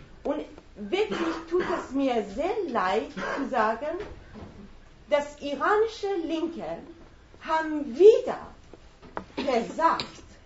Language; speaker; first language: German; non-native, fluent; Persian